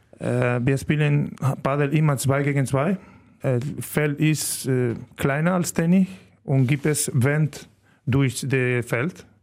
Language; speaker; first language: German; non-native, learner; Spanish